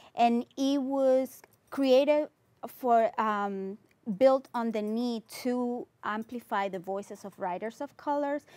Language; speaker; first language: English; non-native, fluent; Spanish